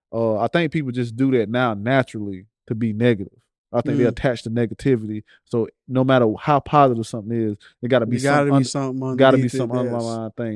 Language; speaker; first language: English; native; English